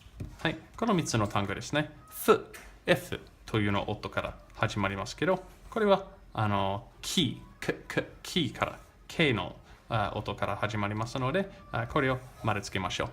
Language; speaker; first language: Japanese; non-native, learner; English